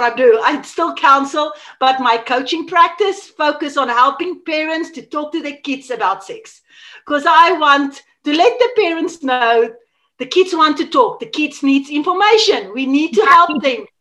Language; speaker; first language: English; non-native, local second language; Afrikaans